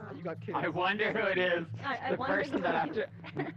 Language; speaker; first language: English; non-native, fluent; Polish